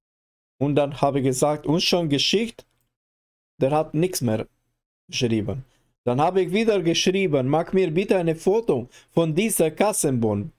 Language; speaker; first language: German; non-native, learner; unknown